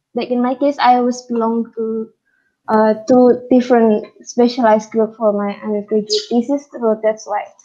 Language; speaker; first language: English; non-native, fluent; Indonesian